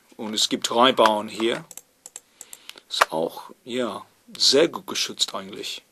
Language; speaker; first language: German; non-native, fluent; English